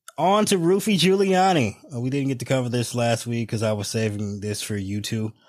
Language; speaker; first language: English; native; English